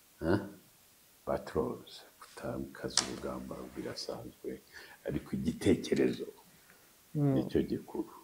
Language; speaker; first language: Kinyarwanda; early bilingual, heritage; Kinyarwanda